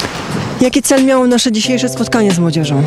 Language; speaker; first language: Polish; native; Polish